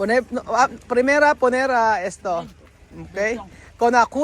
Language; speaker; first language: Spanish; non-native, learner; Filipino